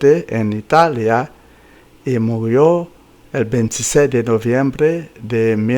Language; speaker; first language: Spanish; non-native, fluent; Haitian Creole